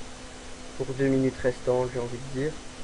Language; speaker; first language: French; native; French